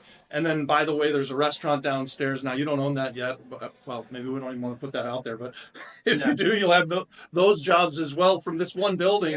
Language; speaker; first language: English; native; English